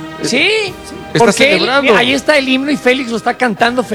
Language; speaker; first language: Spanish; native; Spanish